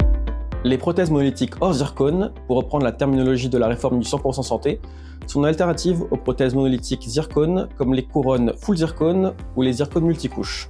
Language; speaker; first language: French; native; French